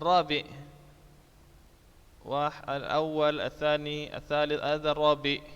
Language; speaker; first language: Arabic; non-native, fluent; Indonesian